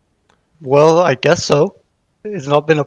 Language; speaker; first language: English; non-native, fluent; Danish